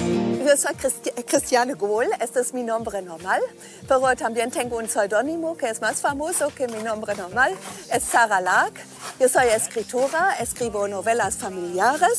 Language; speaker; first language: Spanish; non-native, fluent; German